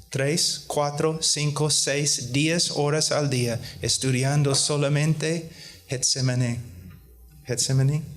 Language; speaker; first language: Spanish; non-native, fluent; English